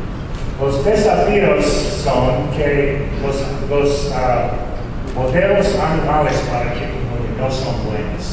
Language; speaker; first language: Spanish; non-native, fluent; English